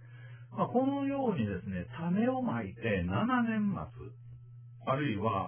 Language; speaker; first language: Japanese; native; Japanese